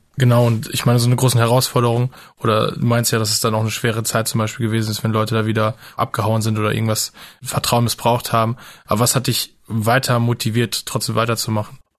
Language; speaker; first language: German; native; German